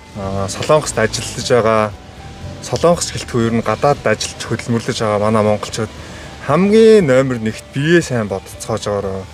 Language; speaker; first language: Mongolian; native; Mongolian